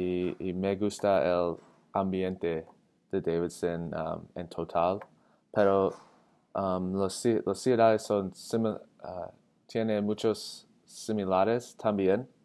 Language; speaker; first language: Spanish; non-native, learner; English